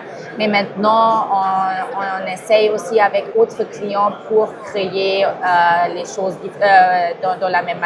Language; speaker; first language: French; non-native, fluent; German